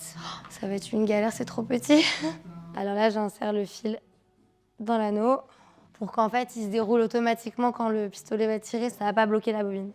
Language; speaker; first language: French; native; French